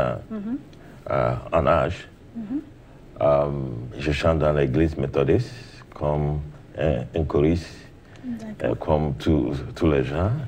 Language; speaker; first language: French; non-native, learner; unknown